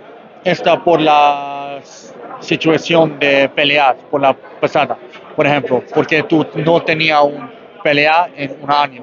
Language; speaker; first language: Spanish; non-native, learner; English